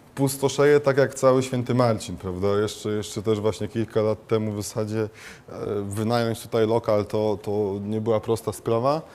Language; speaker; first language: Polish; native; Polish